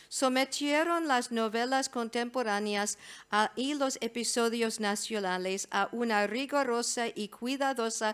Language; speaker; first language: Spanish; non-native, fluent; English